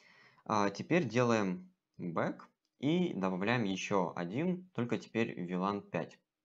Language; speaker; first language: Russian; native; Russian